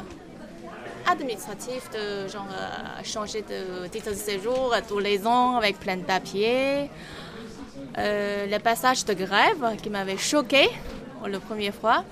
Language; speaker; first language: French; non-native, learner; Chinese